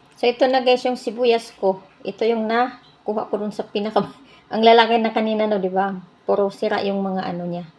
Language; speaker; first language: Filipino; non-native, local second language; Cebuano